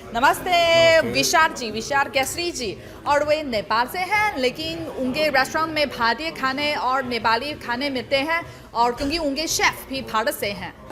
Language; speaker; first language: Hindi; non-native, fluent; Chinese